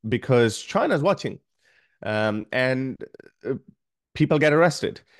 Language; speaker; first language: English; non-native, local second language; Urdu